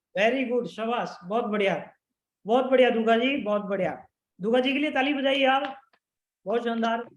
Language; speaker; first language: Hindi; native; Hindi